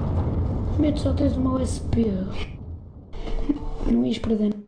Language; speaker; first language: Portuguese; native; Portuguese